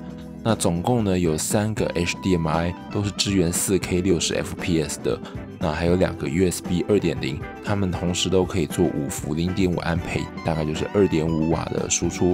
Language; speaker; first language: Chinese; native; Chinese